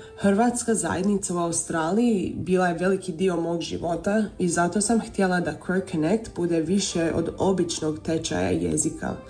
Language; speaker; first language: Serbian; early bilingual, heritage; Croatian